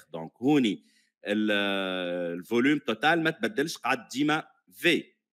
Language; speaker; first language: French; non-native, local second language; Arabic